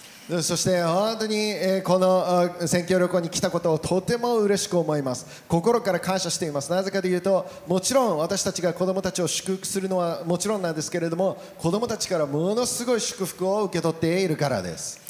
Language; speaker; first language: Japanese; native; Japanese